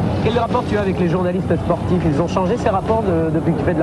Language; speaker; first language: French; native; French